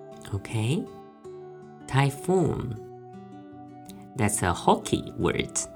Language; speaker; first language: English; non-native, fluent; Chinese